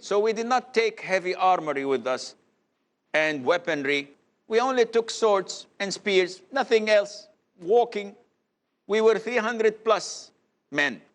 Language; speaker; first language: English; non-native, fluent; Arabic